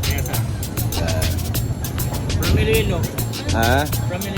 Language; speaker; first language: Filipino; native; Filipino